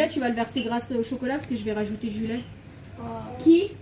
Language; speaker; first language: French; native; French